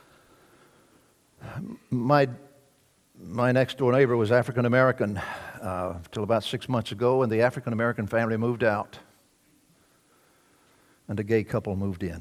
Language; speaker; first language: English; native; English